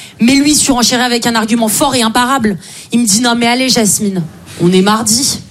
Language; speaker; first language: French; native; French